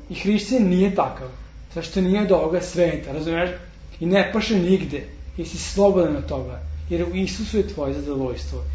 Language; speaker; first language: Serbian; non-native, fluent; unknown